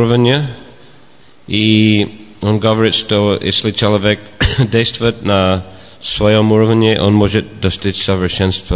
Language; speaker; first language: Russian; non-native, fluent; English